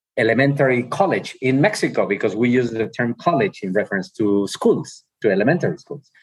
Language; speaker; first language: English; non-native, fluent; Spanish